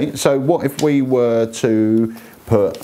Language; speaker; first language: English; native; English